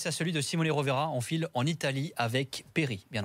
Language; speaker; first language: French; native; French